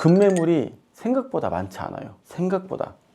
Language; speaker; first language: Korean; native; Korean